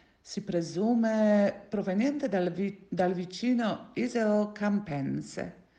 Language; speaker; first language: Italian; non-native, fluent; Polish